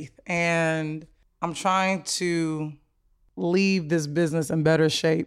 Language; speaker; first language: English; native; English